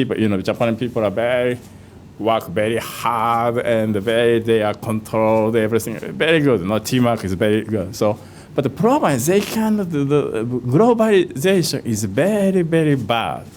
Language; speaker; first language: English; non-native, fluent; Japanese